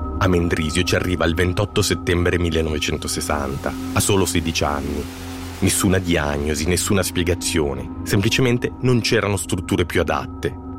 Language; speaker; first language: Italian; native; Italian